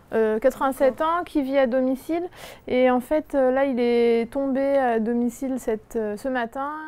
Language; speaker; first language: French; native; French